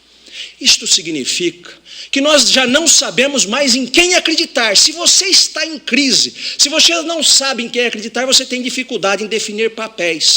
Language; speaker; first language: Portuguese; native; Portuguese